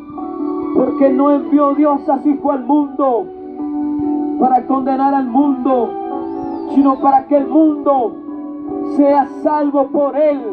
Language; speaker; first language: Spanish; native; Spanish